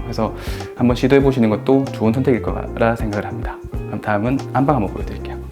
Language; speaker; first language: Korean; native; Korean